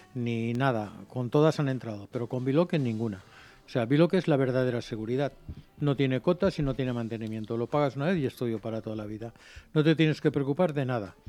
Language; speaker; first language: Spanish; non-native, local second language; Catalan